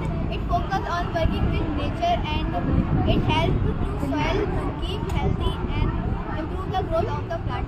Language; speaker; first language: English; non-native, learner; Hindi